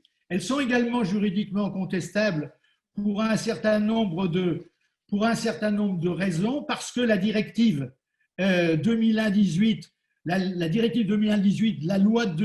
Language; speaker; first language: French; native; French